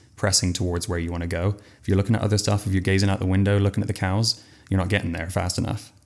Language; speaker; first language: English; native; English